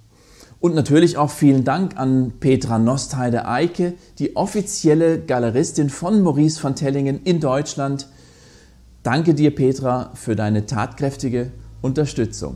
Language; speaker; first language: German; native; German